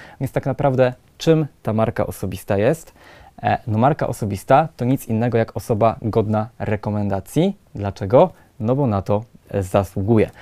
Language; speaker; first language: Polish; native; Polish